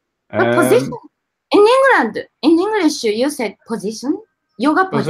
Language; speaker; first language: English; non-native, learner; Japanese